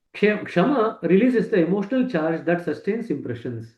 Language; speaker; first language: English; non-native, local second language; Kannada